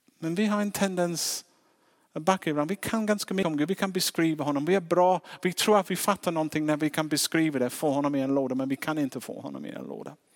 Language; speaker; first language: Swedish; non-native, fluent; English